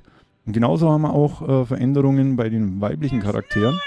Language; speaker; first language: German; native; German